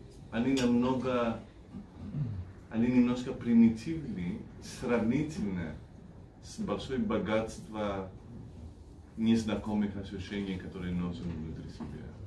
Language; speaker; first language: Russian; non-native, fluent; Greek